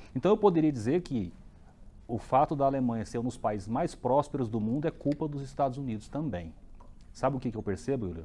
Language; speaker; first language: Portuguese; native; Portuguese